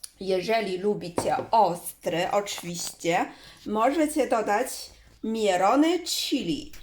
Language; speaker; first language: Polish; non-native, learner; Chinese